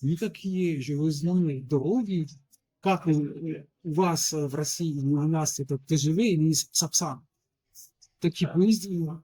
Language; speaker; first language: Russian; non-native, learner; French